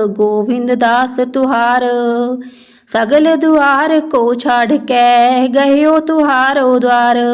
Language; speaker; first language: Hindi; non-native, local second language; Punjabi